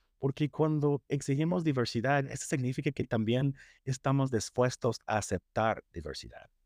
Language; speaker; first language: Spanish; non-native, fluent; English